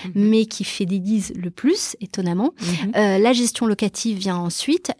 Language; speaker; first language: French; early bilingual, other home language; Portuguese